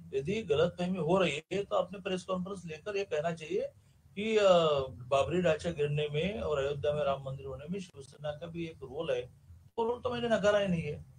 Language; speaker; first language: Hindi; non-native, local second language; Marathi